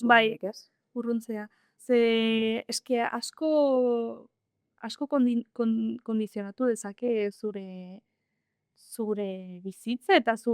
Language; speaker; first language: Basque; non-native, local second language; Spanish